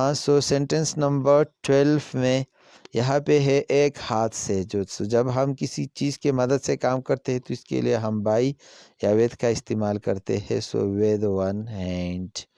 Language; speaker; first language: Urdu; non-native, local second language; Pashto